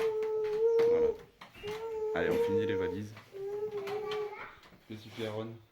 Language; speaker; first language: French; native; French